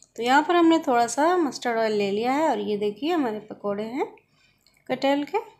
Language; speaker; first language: Hindi; native; Hindi